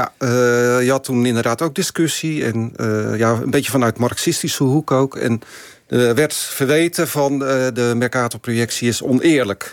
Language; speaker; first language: Dutch; native; Dutch